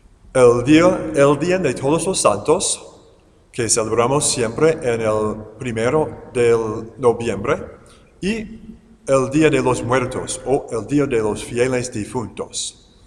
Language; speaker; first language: Spanish; non-native, fluent; English